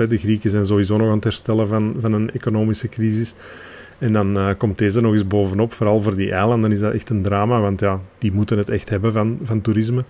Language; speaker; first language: Dutch; native; Dutch